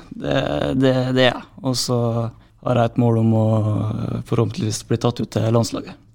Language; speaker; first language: Norwegian; native; Norwegian